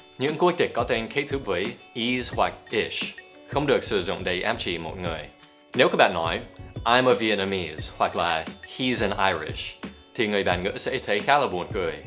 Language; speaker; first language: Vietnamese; non-native, fluent; English